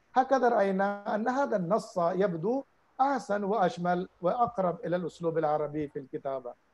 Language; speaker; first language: Arabic; non-native, fluent; Urdu